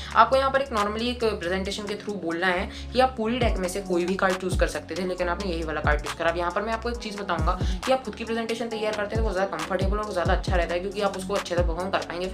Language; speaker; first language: Hindi; native; Hindi